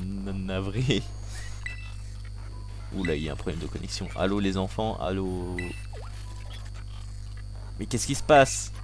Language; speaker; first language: French; native; French